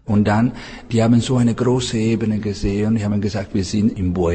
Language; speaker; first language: German; non-native, learner; Italian